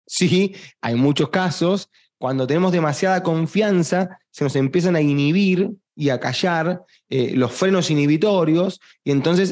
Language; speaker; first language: Spanish; native; Spanish